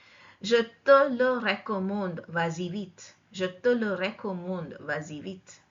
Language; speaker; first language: French; non-native, fluent; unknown